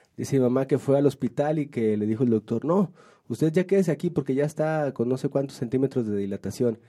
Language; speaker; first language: Spanish; native; Spanish